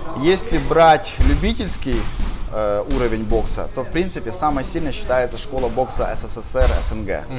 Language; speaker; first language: Russian; non-native, local second language; Ukrainian